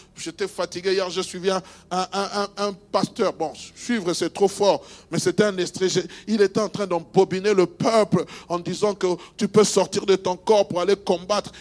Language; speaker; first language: French; non-native, local second language; Luba-Lulua